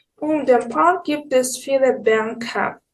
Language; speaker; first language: German; non-native, learner; Ukrainian